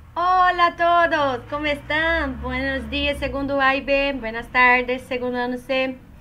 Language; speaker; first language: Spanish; non-native, learner; Portuguese